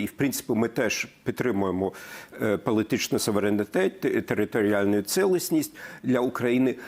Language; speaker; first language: Ukrainian; non-native, fluent; German